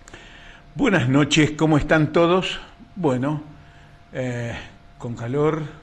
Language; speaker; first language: Spanish; native; Spanish